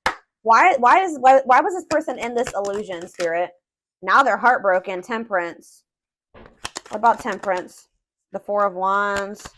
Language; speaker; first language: English; native; English